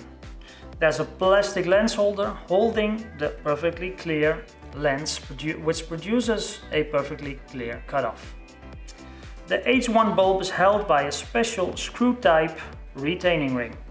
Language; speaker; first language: English; non-native, fluent; Dutch